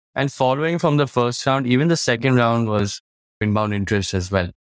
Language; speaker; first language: English; non-native, local second language; Hindi